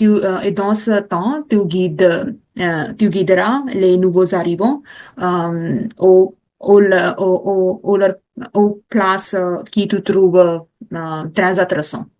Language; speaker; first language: French; non-native, learner; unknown